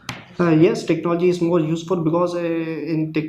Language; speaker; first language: English; non-native, learner; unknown